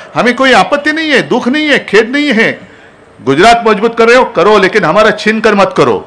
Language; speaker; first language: Hindi; non-native, local second language; Marathi